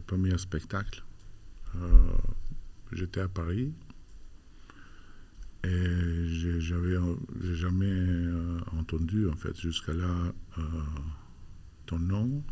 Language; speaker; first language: French; non-native, fluent; Albanian